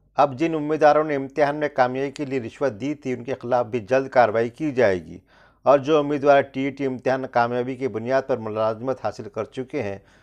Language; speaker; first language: Urdu; native; Urdu